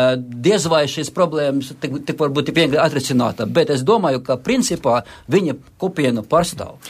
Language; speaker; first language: Latvian; non-native, local second language; Russian